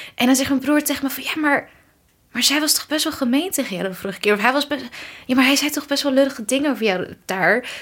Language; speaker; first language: Dutch; early bilingual, other home language; Kurdish